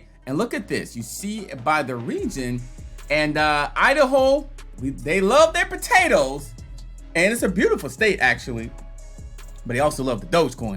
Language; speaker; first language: English; native; English